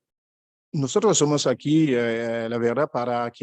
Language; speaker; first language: Spanish; non-native, fluent; French